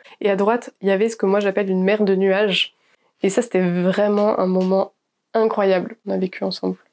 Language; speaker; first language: French; native; French